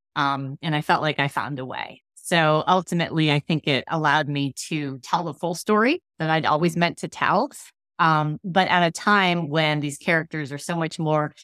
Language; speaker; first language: English; native; English